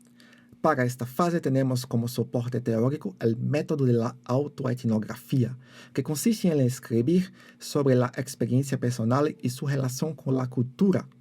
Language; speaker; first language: Spanish; non-native, fluent; Portuguese